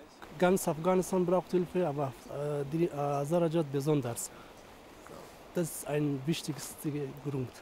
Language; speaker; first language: German; non-native, fluent; Persian